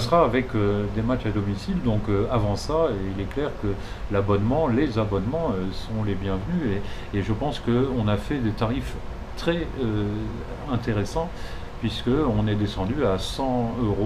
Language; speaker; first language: French; native; French